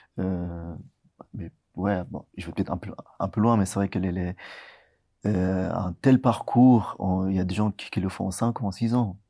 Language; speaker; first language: French; early bilingual, other home language; Tigrinya